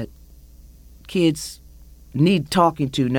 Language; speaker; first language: English; native; English